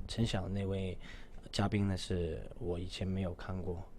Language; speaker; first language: Chinese; non-native, local second language; Cantonese